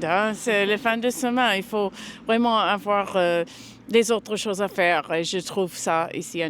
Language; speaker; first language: French; non-native, fluent; English